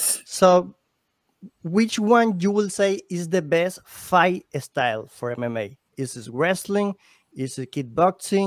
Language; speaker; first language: English; non-native, learner; Spanish